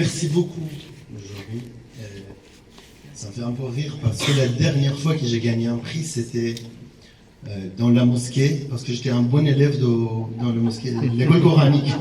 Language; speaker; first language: French; non-native, fluent; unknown